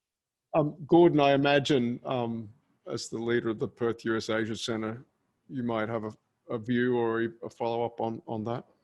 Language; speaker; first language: English; native; English